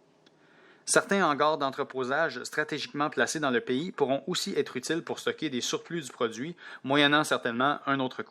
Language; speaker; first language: French; native; French